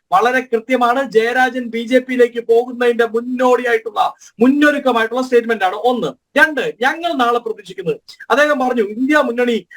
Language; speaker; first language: Malayalam; native; Malayalam